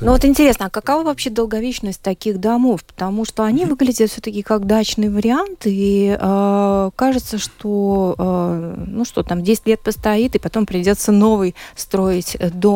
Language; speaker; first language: Russian; native; Russian